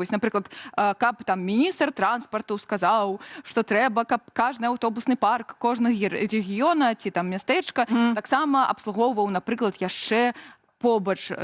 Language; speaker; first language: Belarusian; native; Belarusian